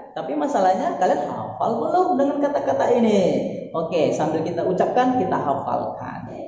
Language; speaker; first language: Indonesian; native; Indonesian